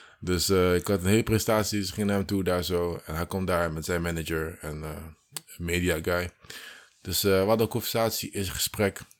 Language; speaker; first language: Dutch; early bilingual, other home language; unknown